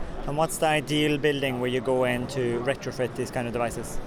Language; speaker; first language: English; non-native, fluent; Norwegian